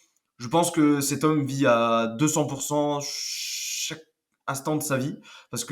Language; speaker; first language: French; native; French